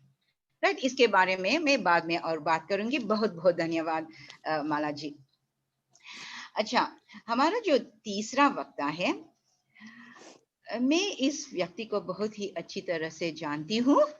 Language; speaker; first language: Hindi; non-native, fluent; English